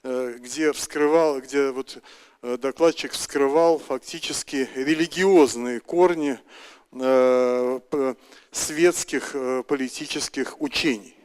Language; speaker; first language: Russian; native; Russian